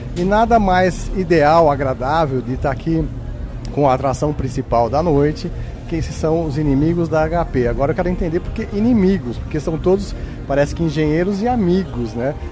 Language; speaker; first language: Portuguese; native; Portuguese